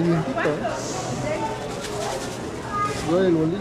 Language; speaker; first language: Spanish; native; Spanish